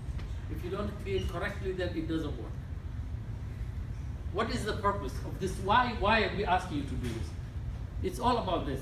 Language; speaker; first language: English; non-native, fluent; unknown